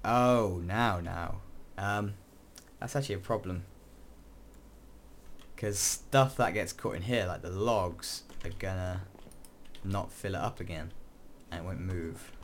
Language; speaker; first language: English; native; English